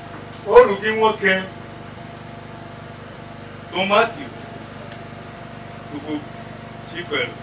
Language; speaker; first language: Igbo; native; Igbo